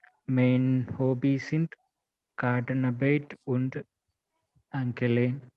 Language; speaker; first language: German; non-native, learner; Malayalam